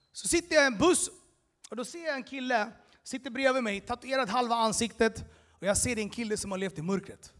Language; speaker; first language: Swedish; early bilingual, other home language; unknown